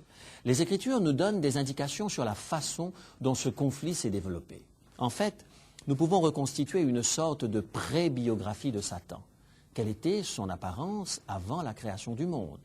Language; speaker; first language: French; native; French